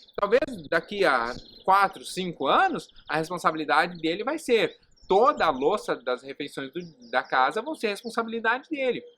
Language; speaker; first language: Portuguese; native; Portuguese